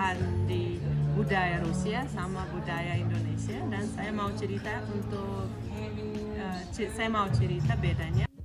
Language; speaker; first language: Indonesian; non-native, fluent; Russian